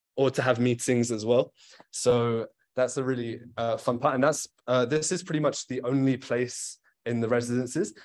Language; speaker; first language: English; native; English